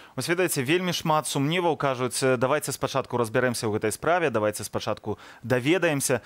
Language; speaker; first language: Belarusian; native; Belarusian